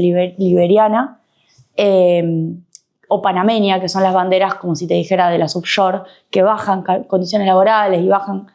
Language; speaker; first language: Spanish; native; Spanish